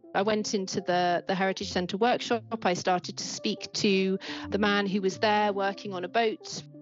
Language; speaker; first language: English; native; English